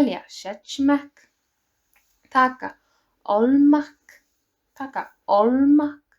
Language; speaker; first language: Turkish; non-native, learner; Icelandic